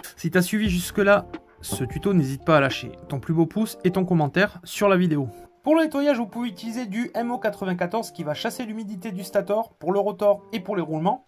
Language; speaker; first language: French; native; French